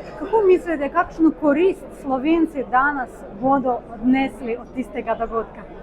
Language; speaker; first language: Slovenian; non-native, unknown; Ukrainian